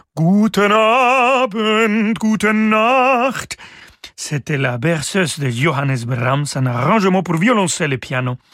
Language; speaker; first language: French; non-native, fluent; Spanish